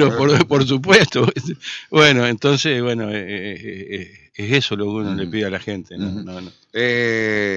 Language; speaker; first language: Spanish; native; Spanish